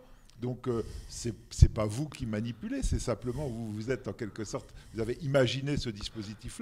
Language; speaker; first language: French; native; French